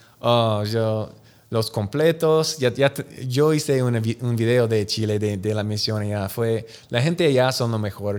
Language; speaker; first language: Spanish; non-native, learner; English